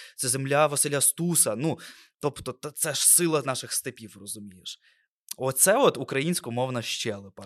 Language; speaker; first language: Ukrainian; non-native, local second language; Russian